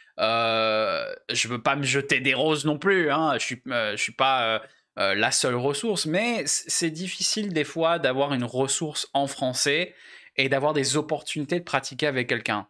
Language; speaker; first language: French; native; French